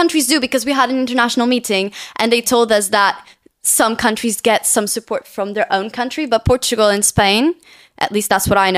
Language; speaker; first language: English; non-native, fluent; Portuguese